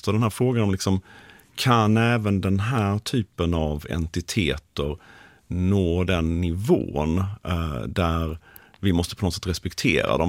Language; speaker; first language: Swedish; native; Swedish